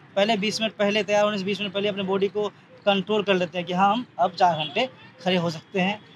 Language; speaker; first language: Hindi; native; Hindi